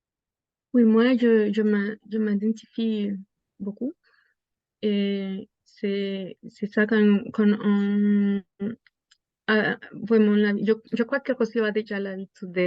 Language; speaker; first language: French; non-native, fluent; Spanish